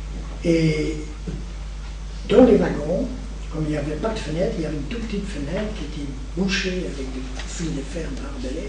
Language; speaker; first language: French; native; French